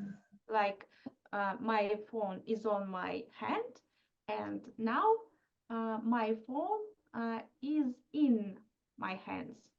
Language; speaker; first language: English; non-native, fluent; Russian